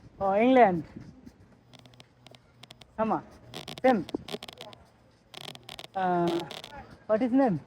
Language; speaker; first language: English; non-native, learner; Bangla